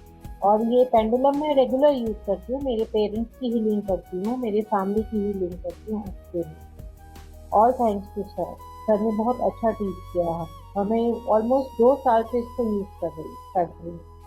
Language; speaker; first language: Hindi; native; Hindi